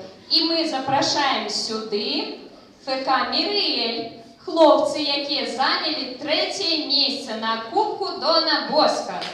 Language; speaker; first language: Belarusian; non-native, local second language; Russian